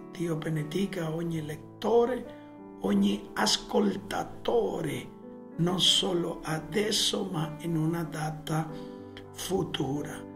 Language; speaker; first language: Italian; non-native, fluent; Spanish